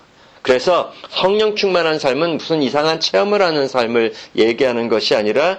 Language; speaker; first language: Korean; native; Korean